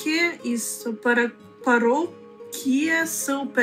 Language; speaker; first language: Portuguese; non-native, learner; Russian